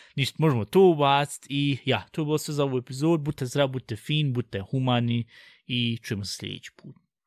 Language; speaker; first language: Bosnian; early bilingual, heritage; Bosnian